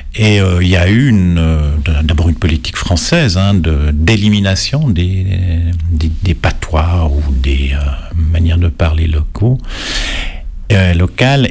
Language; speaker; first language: French; native; French